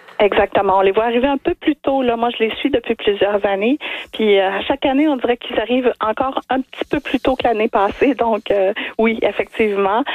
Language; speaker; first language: French; native; French